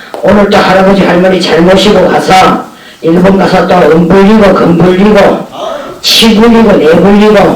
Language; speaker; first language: Korean; native; Korean